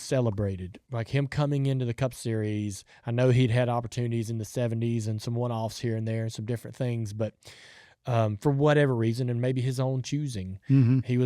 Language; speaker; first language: English; native; English